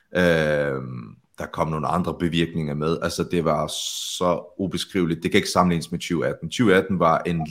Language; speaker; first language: Danish; early bilingual, other home language; Arabic